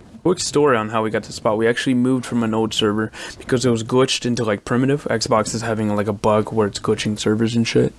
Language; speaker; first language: English; native; English